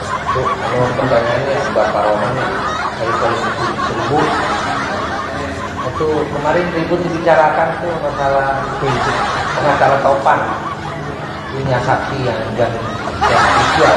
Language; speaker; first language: Indonesian; native; Indonesian